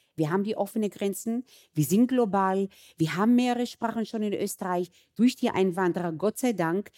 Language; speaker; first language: German; early bilingual, other home language; Hebrew